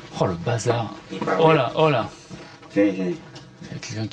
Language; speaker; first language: French; native; French